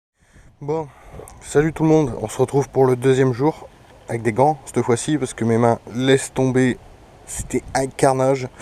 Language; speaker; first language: French; native; French